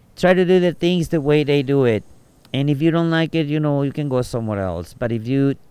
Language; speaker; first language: English; non-native, fluent; Spanish